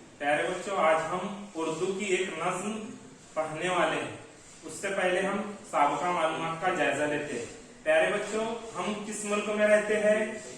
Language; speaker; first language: Urdu; native; Urdu